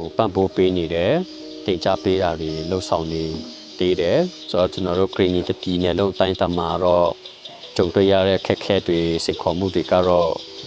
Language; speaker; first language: Burmese; non-native, local second language; Western Kayah